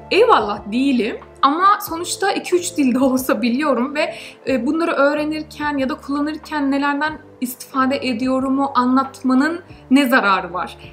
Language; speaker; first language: Turkish; early bilingual, heritage; Turkish